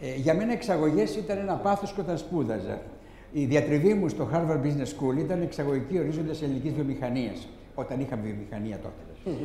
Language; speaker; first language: Greek; native; Greek